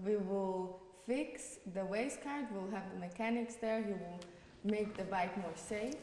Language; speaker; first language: English; non-native, fluent; Portuguese